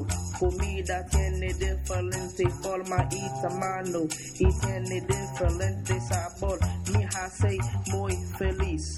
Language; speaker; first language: Spanish; non-native, learner; English